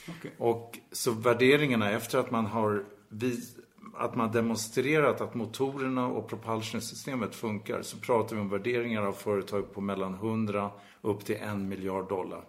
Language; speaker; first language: Swedish; native; Swedish